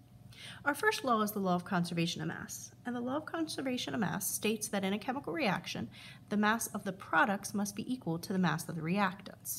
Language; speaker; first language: English; native; English